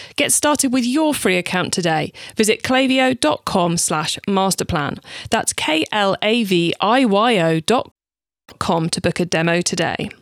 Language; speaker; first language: English; native; English